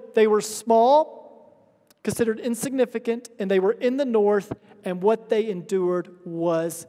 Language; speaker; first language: English; native; English